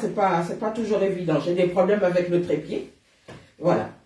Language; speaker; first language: French; native; French